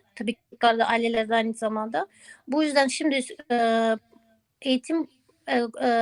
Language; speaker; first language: Turkish; non-native, fluent; Ukrainian